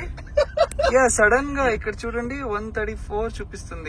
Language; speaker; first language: Telugu; non-native, learner; Kannada